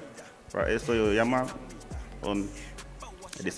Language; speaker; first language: Spanish; non-native, learner; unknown